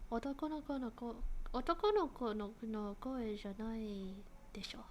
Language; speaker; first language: Japanese; non-native, learner; English